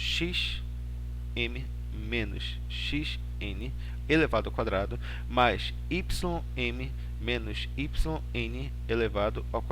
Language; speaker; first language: Portuguese; native; Portuguese